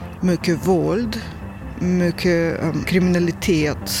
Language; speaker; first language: Swedish; non-native, learner; Russian